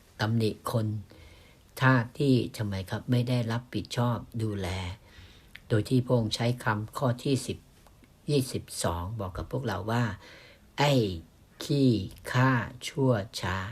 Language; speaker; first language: Thai; native; Thai